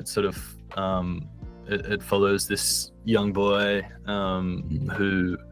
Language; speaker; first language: English; native; English